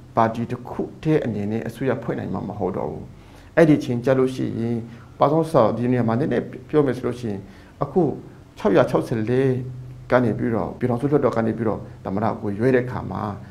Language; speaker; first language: Burmese; non-native, local second language; Hakha Chin